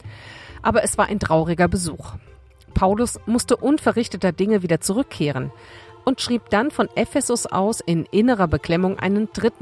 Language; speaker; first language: German; native; German